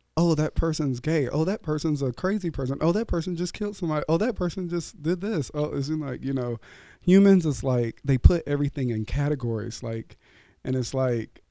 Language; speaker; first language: English; native; English